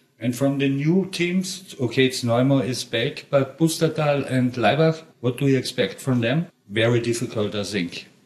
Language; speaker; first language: English; non-native, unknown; German